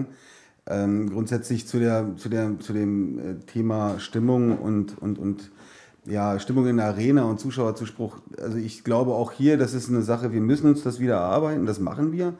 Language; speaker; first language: German; native; German